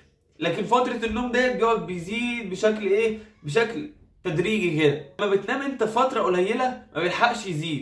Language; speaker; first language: Arabic; native; Arabic